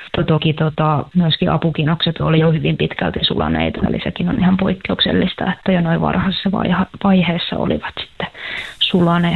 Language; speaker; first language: Finnish; native; Finnish